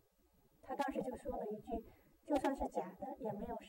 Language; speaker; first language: Chinese; native; Chinese